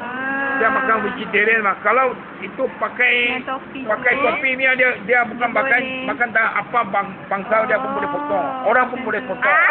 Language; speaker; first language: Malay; non-native, local second language; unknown